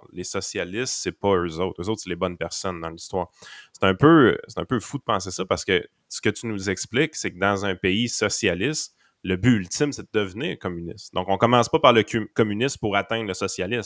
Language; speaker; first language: French; native; French